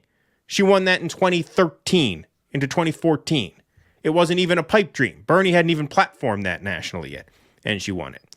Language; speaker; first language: English; native; English